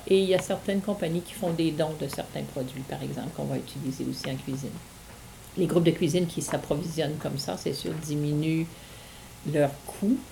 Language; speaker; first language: French; native; French